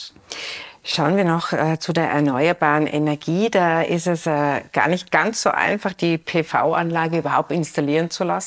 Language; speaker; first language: German; native; German